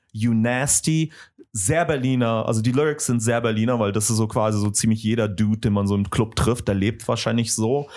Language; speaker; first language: German; early bilingual, other home language; Russian